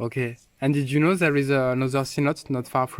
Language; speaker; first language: English; non-native, learner; French